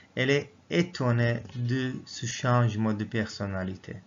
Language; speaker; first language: French; non-native, local second language; Arabic